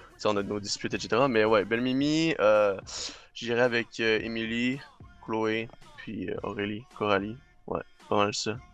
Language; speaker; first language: French; non-native, local second language; English